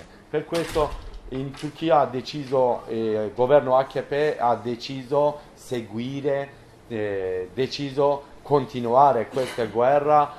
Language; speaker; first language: Italian; non-native, learner; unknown